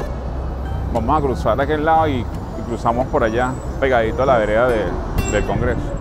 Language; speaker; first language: Spanish; native; Spanish